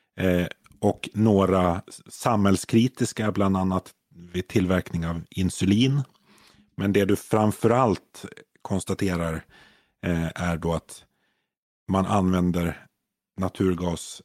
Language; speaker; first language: Swedish; native; Swedish